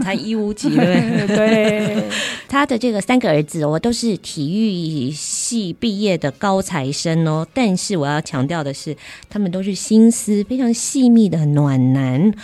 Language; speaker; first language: Chinese; native; Chinese